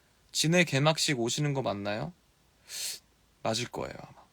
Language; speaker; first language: Korean; native; Korean